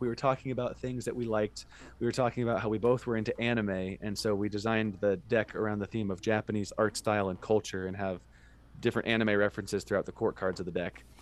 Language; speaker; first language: English; native; English